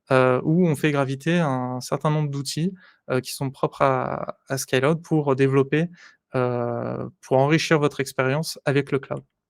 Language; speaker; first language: French; native; French